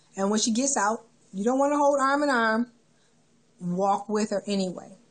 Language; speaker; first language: English; native; English